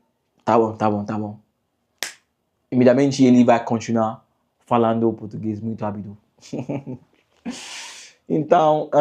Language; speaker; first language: Portuguese; non-native, learner; English